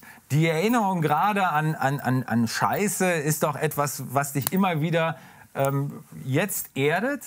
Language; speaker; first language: German; native; German